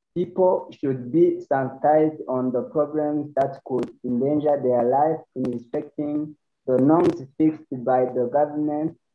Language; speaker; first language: English; non-native, learner; Rundi